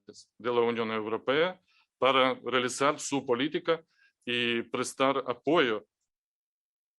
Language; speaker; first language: Spanish; non-native, fluent; Ukrainian